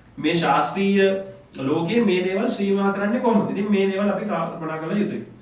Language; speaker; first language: Sinhala; non-native, local second language; Tamil